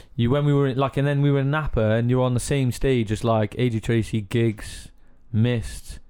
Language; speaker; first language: English; native; English